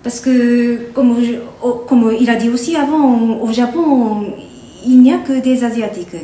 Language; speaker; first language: French; non-native, fluent; Japanese